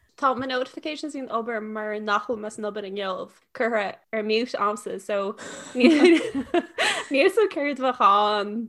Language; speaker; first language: Irish; non-native, local second language; English